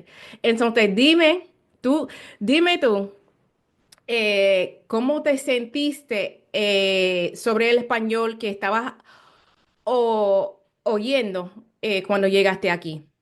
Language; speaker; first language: Spanish; non-native, learner; English